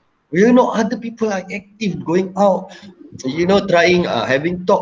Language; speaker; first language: English; non-native, local second language; Malay